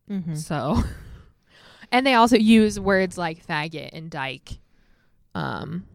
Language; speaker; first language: English; native; English